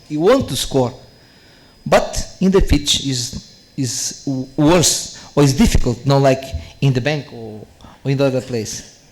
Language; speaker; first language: English; non-native, learner; Portuguese